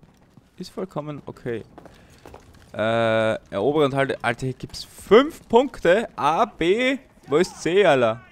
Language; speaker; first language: German; native; German